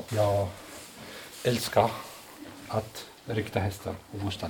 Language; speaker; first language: Swedish; early bilingual, other home language; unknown